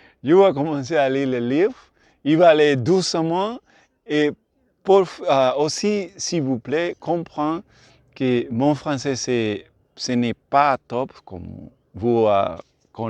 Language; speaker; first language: French; non-native, learner; Spanish